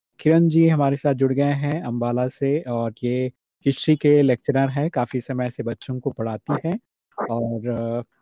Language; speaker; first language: Hindi; native; Hindi